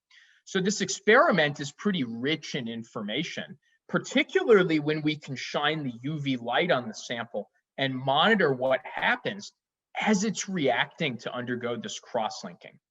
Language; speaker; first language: English; native; English